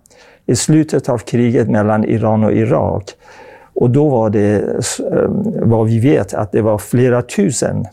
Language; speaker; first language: Swedish; non-native, fluent; Persian